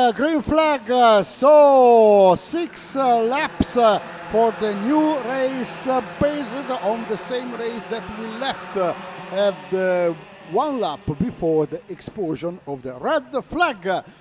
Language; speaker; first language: English; non-native, fluent; Italian